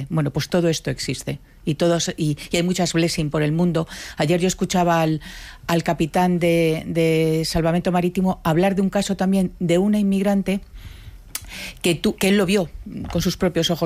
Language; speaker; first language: Spanish; native; Spanish